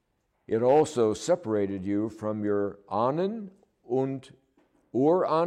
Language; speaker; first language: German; non-native, learner; English